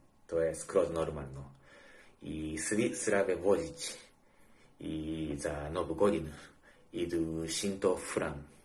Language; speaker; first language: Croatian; non-native, learner; Japanese